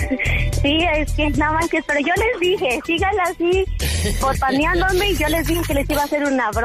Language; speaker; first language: Spanish; native; Spanish